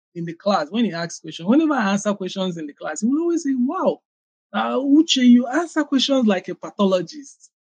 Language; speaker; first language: English; non-native, local second language; Igbo